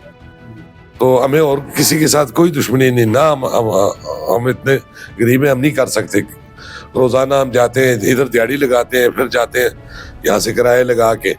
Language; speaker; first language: Urdu; non-native, local second language; Pashto